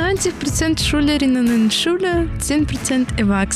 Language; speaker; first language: German; early bilingual, other home language; Ukrainian